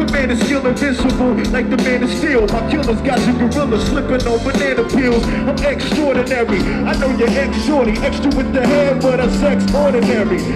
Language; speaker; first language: English; native; English